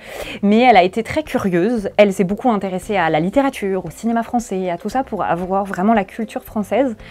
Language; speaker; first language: French; native; French